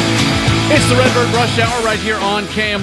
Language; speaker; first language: English; native; English